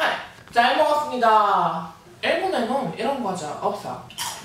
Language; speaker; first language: Korean; non-native, learner; Japanese